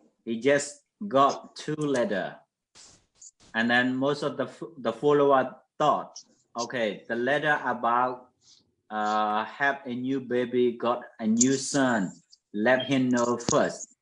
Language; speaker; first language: English; non-native, fluent; Mon